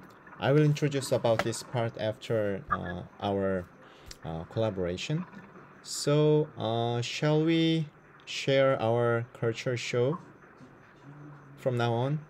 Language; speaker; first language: English; non-native, fluent; Korean